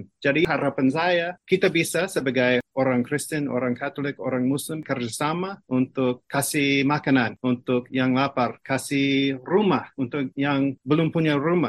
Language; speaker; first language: Indonesian; non-native, fluent; English